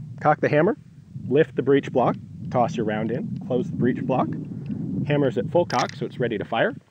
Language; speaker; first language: English; native; English